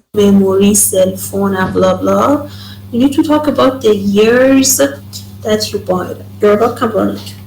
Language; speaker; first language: English; non-native, fluent; Persian